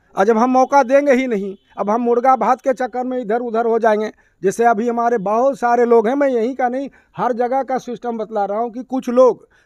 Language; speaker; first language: Hindi; native; Hindi